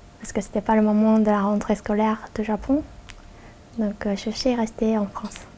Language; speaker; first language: French; non-native, fluent; Japanese